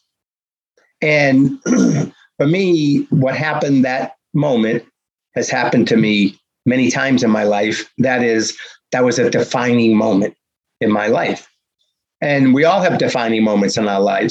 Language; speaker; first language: English; native; English